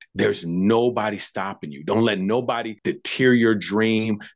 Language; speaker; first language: English; native; English